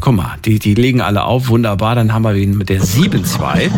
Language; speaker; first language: German; native; German